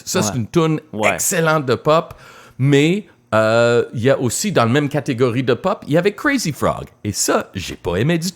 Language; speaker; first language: French; non-native, local second language; English